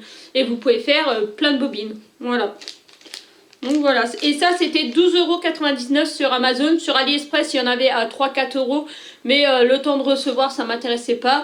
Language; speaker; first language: French; native; French